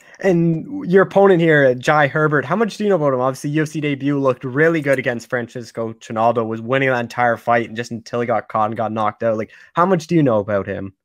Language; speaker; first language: English; native; English